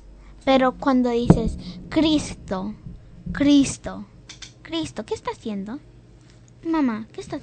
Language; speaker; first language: Spanish; early bilingual, heritage; English